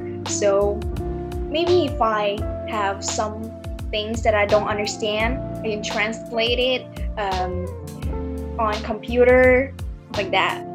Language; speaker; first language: English; early bilingual, other home language; Indonesian